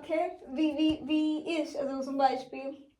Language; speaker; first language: German; non-native, learner; Malayalam